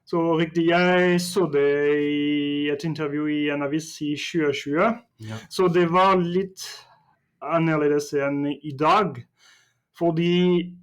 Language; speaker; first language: Norwegian; non-native, fluent; French